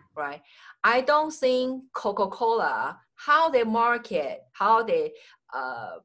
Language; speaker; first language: English; non-native, fluent; Chinese